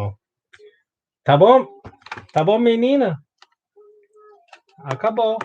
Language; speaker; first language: Portuguese; non-native, learner; English